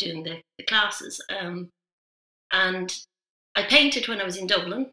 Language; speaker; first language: English; native; English